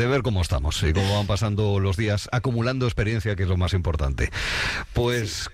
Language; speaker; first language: Spanish; native; Spanish